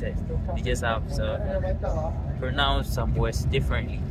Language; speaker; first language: English; non-native, local second language; Akan